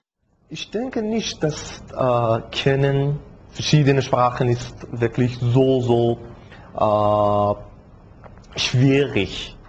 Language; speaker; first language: German; non-native, learner; Persian